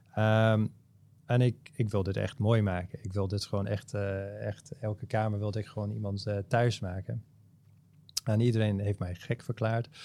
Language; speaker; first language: Dutch; non-native, fluent; English